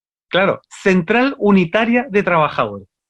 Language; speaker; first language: Spanish; native; Spanish